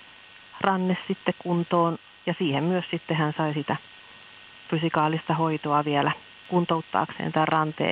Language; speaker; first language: Finnish; native; Finnish